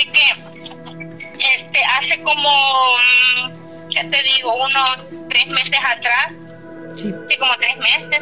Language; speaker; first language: Spanish; native; Spanish